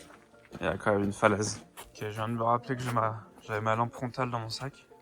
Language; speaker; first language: French; native; French